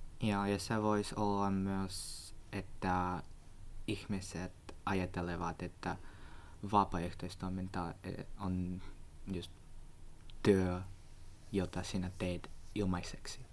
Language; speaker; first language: Finnish; non-native, learner; Russian